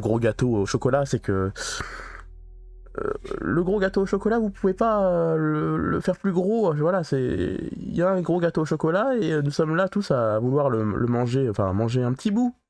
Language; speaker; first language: French; native; French